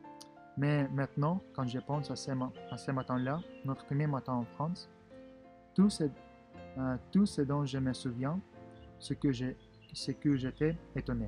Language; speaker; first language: French; non-native, fluent; Russian